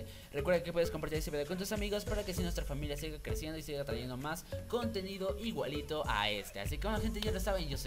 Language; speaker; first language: Spanish; native; Spanish